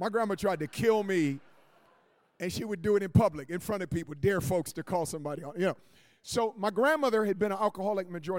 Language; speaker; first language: English; native; English